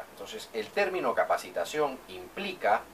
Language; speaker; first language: Spanish; native; Spanish